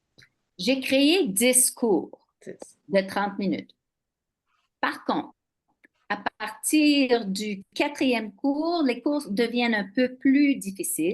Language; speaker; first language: French; non-native, local second language; English